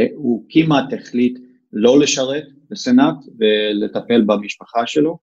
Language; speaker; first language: Hebrew; non-native, fluent; English